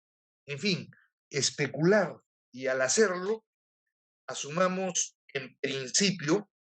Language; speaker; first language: Spanish; native; Spanish